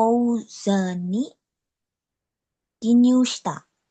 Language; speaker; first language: Japanese; non-native, learner; Indonesian